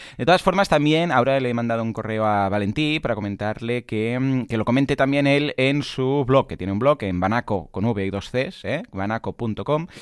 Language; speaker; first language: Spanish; non-native, local second language; Catalan